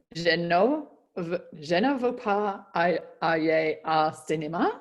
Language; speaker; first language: French; non-native, learner; English